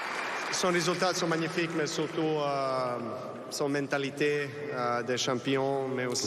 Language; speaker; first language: French; non-native, learner; Serbian